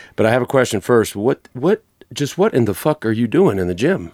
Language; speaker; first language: English; native; English